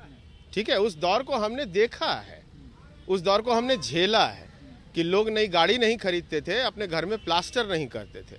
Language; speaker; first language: Hindi; native; Hindi